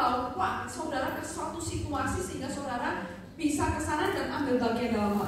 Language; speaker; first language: Indonesian; native; Indonesian